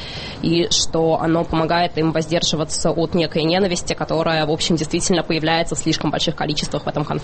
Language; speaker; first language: Russian; native; Russian